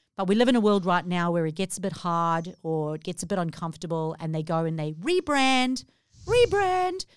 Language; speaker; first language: English; native; English